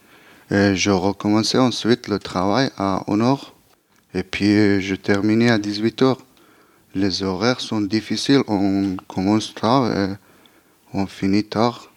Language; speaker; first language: French; non-native, learner; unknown